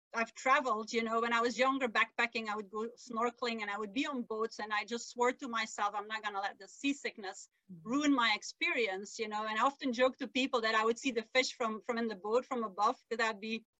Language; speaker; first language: English; non-native, fluent; Dutch